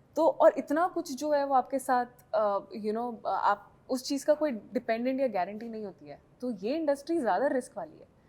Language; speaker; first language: Hindi; native; Hindi